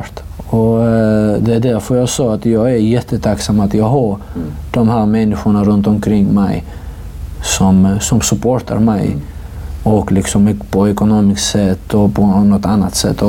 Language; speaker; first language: Swedish; non-native, fluent; Georgian